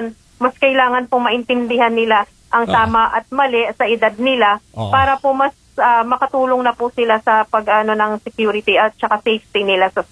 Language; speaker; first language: Filipino; native; Filipino